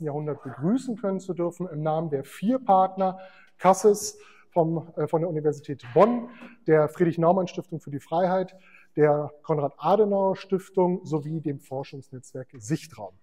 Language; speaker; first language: German; native; German